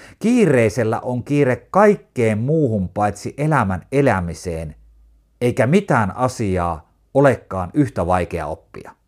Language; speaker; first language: Finnish; native; Finnish